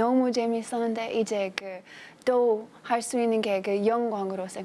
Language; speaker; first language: Korean; non-native, fluent; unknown